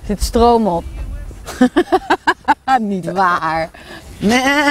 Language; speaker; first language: Dutch; native; Dutch